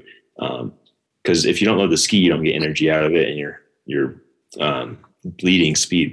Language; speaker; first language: English; native; English